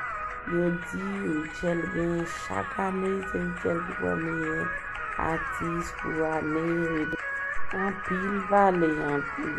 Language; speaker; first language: French; non-native, local second language; Haitian Creole